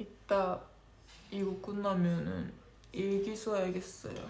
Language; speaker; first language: Korean; non-native, local second language; Japanese